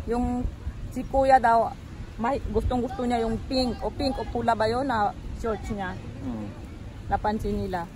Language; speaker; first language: Filipino; native; Filipino